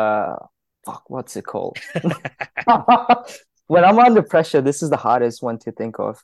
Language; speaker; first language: English; non-native, local second language; Malay